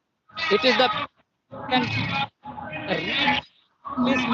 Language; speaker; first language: English; non-native, learner; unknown